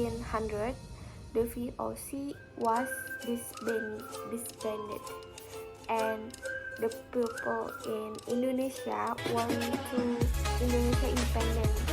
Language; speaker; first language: English; non-native, learner; Indonesian